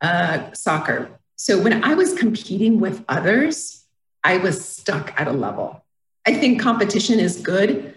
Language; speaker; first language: English; native; English